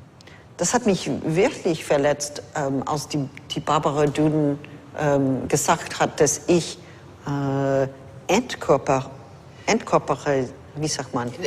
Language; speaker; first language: German; non-native, fluent; English